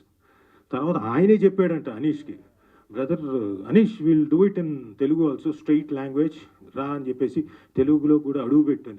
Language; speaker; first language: Telugu; native; Telugu